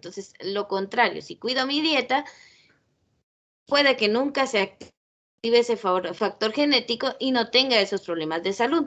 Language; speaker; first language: Spanish; native; Spanish